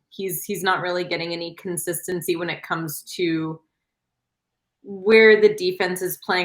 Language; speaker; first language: English; native; English